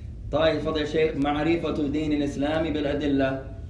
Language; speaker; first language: Arabic; native; Arabic